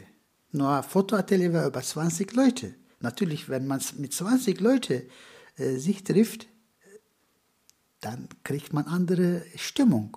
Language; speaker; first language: German; non-native, fluent; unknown